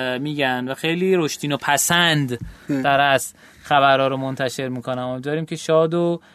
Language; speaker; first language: Persian; native; Persian